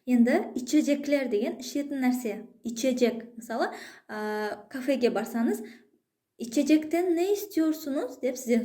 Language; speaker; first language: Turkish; non-native, fluent; Kazakh